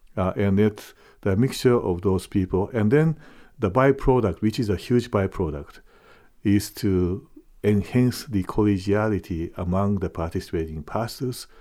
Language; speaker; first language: English; non-native, fluent; Japanese